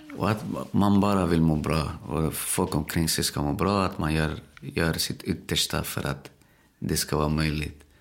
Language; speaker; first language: Swedish; early bilingual, other home language; Spanish